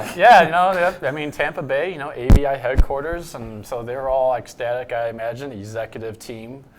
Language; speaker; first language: English; native; English